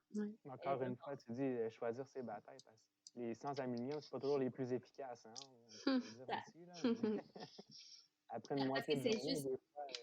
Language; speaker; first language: French; native; French